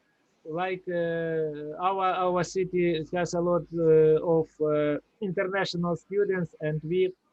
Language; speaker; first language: English; non-native, learner; Ukrainian